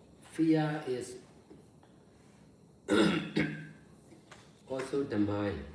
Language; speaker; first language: English; non-native, learner; Burmese